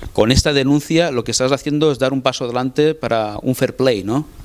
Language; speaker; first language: Spanish; native; Spanish